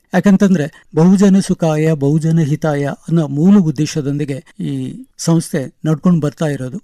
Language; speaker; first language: Kannada; non-native, local second language; Konkani